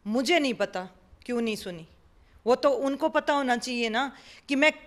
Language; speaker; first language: Hindi; native; Hindi